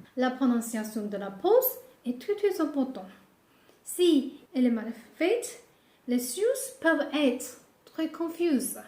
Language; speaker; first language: French; non-native, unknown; Japanese